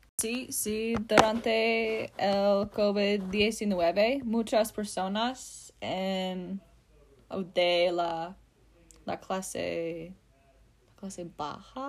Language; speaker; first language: Spanish; non-native, learner; English